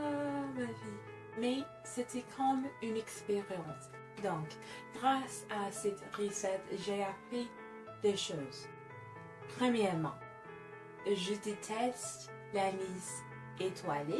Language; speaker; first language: French; non-native, fluent; English